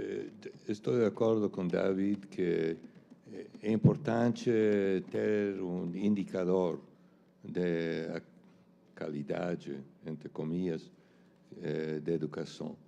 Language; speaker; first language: Portuguese; non-native, fluent; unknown